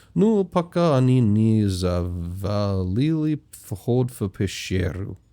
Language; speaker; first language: Russian; non-native, learner; English